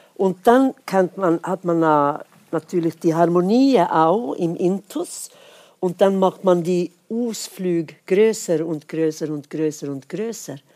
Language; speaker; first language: German; non-native, fluent; Swedish